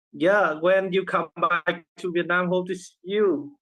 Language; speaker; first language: English; non-native, learner; Vietnamese